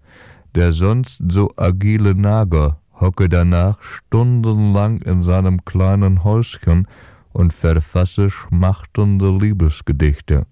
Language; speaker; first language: German; native; German